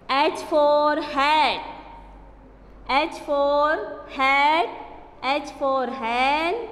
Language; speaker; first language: Hindi; non-native, local second language; Gujarati